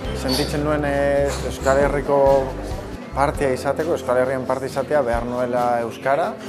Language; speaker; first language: Basque; non-native, local second language; Spanish